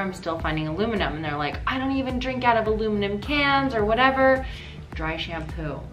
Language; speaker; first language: English; native; English